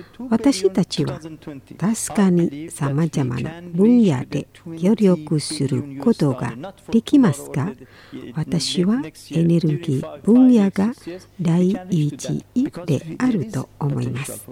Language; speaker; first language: Japanese; non-native, fluent; Indonesian